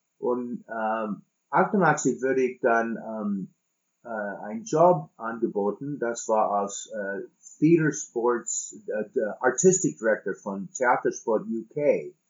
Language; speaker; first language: German; non-native, fluent; English